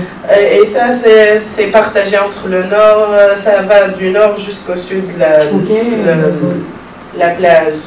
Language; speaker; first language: French; non-native, local second language; Arabic